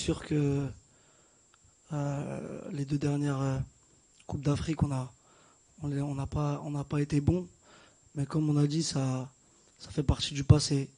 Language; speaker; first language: French; native; French